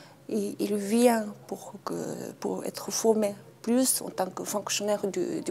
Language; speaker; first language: French; non-native, fluent; Japanese